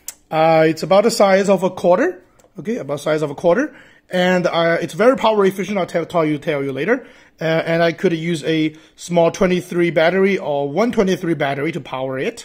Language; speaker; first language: English; non-native, fluent; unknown